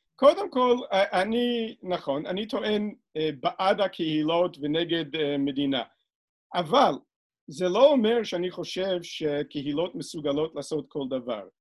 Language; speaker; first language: Hebrew; non-native, fluent; English